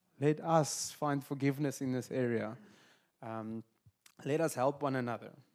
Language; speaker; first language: English; non-native, local second language; Afrikaans